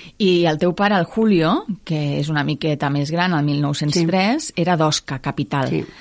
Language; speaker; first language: Catalan; native; Catalan